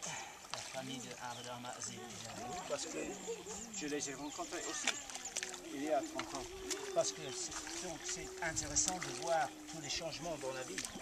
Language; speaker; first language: French; non-native, learner; English